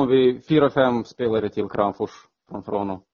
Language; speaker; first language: Swedish; non-native, fluent; Romanian